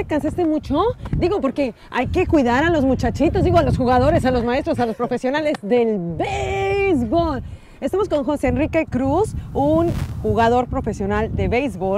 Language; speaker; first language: Spanish; native; Spanish